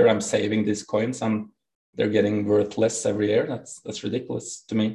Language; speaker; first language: English; non-native, fluent; Norwegian